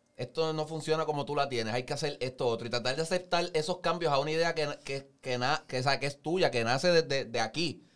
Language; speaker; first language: Spanish; native; Spanish